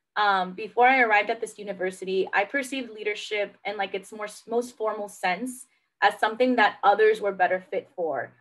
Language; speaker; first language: English; native; English